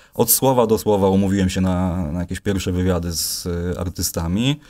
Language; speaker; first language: Polish; native; Polish